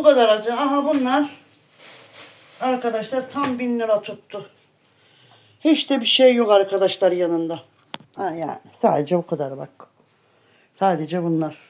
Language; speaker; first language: Turkish; native; Turkish